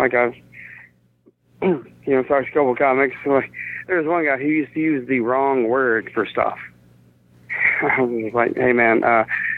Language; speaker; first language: English; native; English